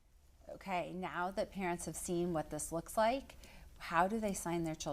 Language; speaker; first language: English; native; English